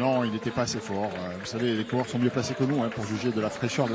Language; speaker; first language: French; native; French